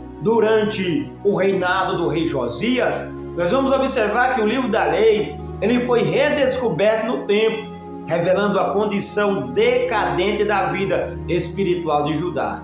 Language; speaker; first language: Portuguese; native; Portuguese